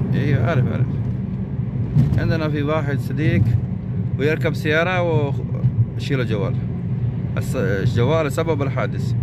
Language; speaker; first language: Arabic; non-native, learner; Urdu